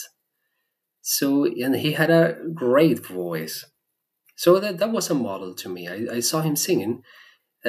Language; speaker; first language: English; non-native, fluent; Spanish